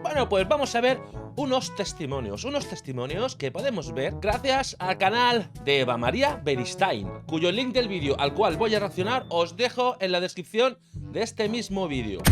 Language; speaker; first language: Spanish; native; Spanish